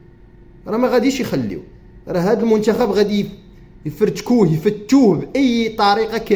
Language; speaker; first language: Arabic; native; Arabic